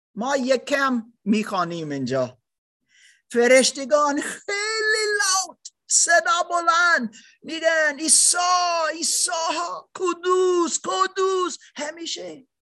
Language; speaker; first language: Persian; non-native, learner; German